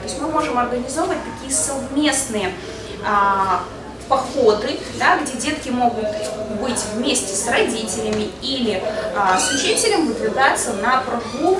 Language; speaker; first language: Russian; native; Russian